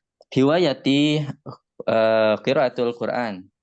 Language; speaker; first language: Arabic; non-native, learner; Indonesian